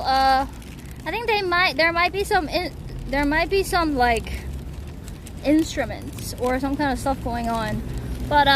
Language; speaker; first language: English; non-native, fluent; Korean